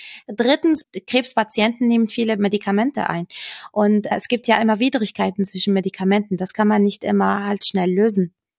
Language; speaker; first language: German; non-native, fluent; Arabic